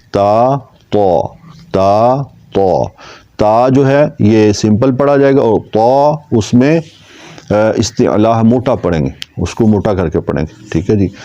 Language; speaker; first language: Urdu; non-native, local second language; Punjabi